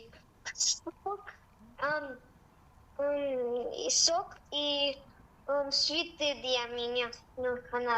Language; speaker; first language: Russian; non-native, learner; English